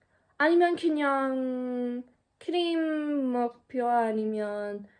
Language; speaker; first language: Korean; non-native, learner; English